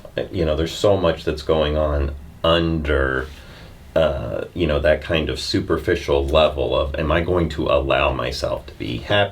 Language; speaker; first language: English; native; English